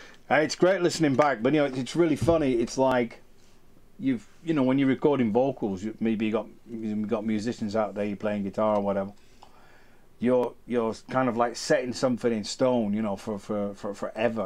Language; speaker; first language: English; native; English